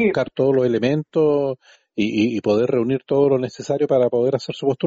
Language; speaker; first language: Spanish; native; Spanish